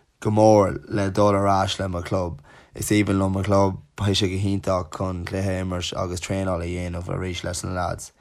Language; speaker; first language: Irish; non-native, local second language; English